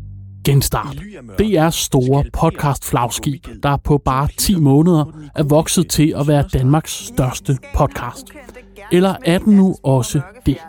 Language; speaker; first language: Danish; native; Danish